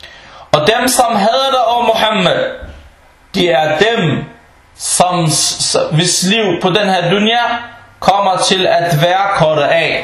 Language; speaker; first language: Danish; early bilingual, other home language; Arabic